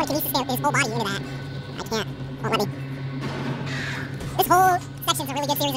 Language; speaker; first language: English; native; English